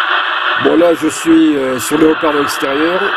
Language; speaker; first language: French; native; French